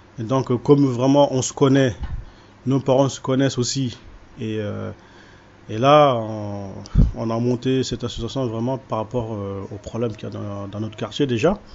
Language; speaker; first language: French; early bilingual, other home language; Soninke